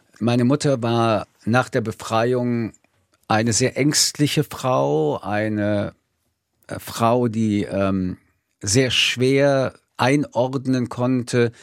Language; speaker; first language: German; early bilingual, other home language; French